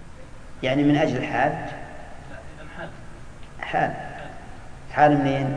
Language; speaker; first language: Arabic; native; Arabic